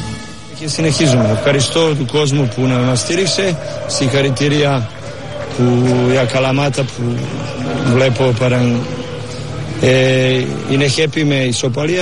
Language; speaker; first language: Greek; non-native, learner; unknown